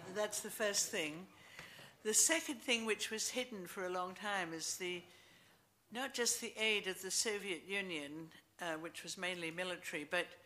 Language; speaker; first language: English; native; English